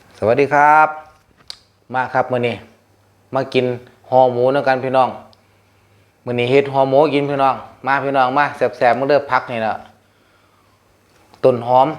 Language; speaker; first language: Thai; non-native, local second language; Northeastern Thai